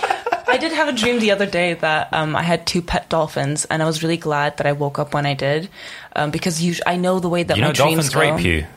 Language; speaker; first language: English; non-native, fluent; Czech